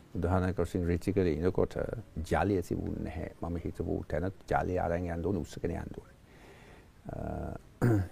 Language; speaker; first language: Sinhala; non-native, fluent; English